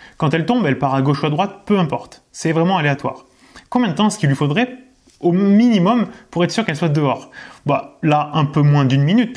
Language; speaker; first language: French; native; French